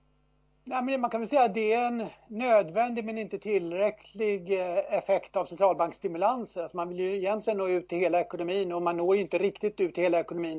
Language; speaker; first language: Swedish; native; Swedish